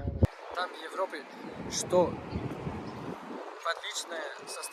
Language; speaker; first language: Russian; non-native, learner; Spanish